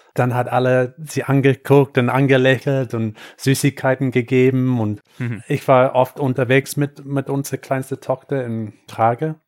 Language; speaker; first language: German; non-native, fluent; English